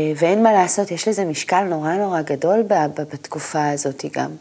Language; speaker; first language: Hebrew; native; Hebrew